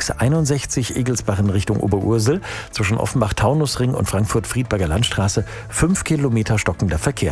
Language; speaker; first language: German; native; German